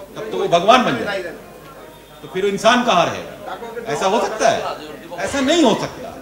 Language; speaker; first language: Hindi; non-native, local second language; Bangla